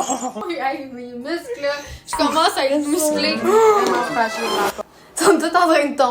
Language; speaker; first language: French; native; French